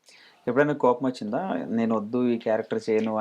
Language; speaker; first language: Telugu; native; Telugu